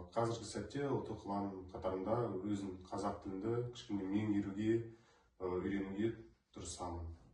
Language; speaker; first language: Kazakh; non-native, local second language; Russian